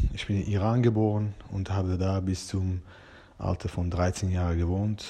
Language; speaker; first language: German; non-native, fluent; Persian